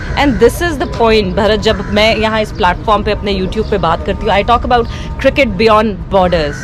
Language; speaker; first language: Urdu; native; Urdu